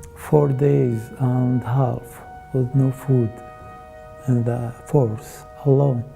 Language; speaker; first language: English; non-native, learner; Arabic